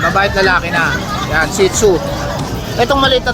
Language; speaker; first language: Filipino; native; Filipino